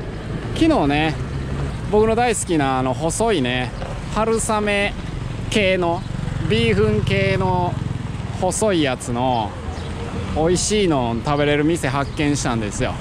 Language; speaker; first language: Japanese; native; Japanese